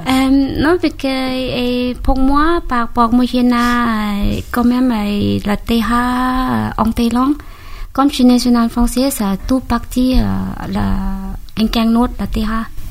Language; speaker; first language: French; non-native, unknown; Thai